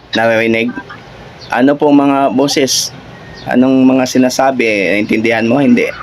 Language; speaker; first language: Filipino; non-native, local second language; Cebuano